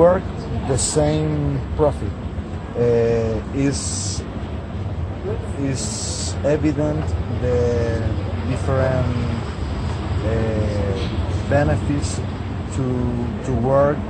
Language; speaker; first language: English; non-native, learner; Spanish